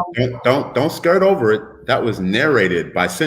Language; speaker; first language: English; native; English